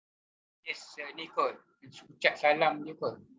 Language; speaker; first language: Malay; non-native, local second language; Chinese